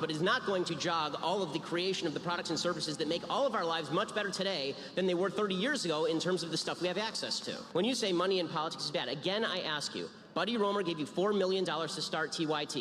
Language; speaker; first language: English; native; English